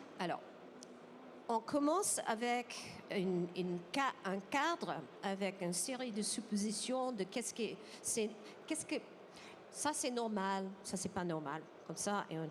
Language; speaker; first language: French; non-native, fluent; English